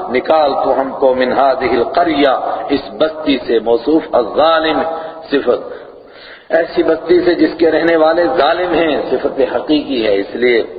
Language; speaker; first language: Urdu; non-native, local second language; Punjabi